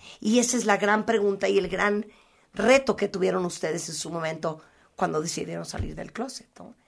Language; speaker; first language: Spanish; native; Spanish